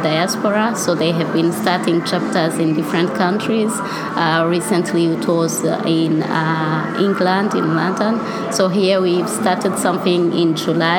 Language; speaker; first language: English; non-native, local second language; Kinyarwanda